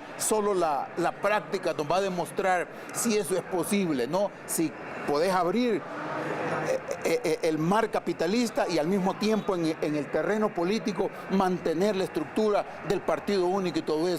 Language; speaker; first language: Spanish; native; Spanish